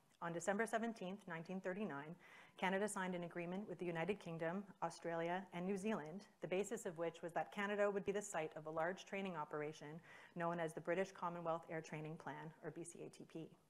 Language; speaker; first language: English; native; English